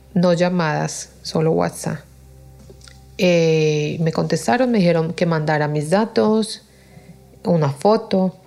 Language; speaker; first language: Spanish; native; Spanish